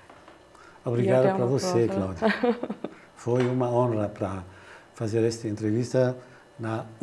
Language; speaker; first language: Portuguese; non-native, fluent; Arabic